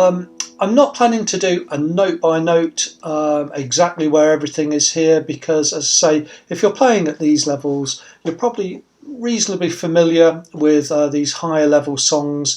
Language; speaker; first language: English; native; English